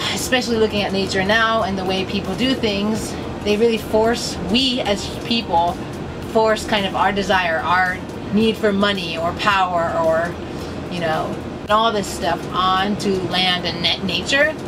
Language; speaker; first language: English; native; English